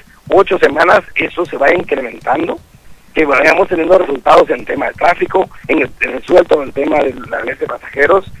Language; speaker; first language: Spanish; native; Spanish